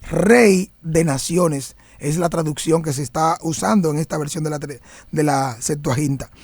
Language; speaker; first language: Spanish; native; Spanish